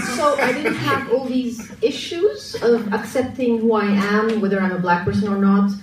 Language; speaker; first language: English; non-native, fluent; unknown